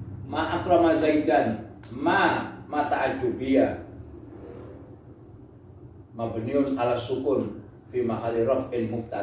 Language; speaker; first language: Arabic; non-native, fluent; Javanese